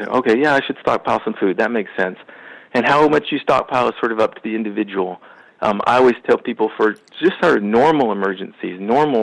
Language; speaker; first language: English; native; English